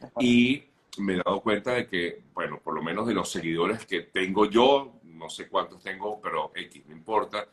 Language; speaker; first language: Spanish; native; Spanish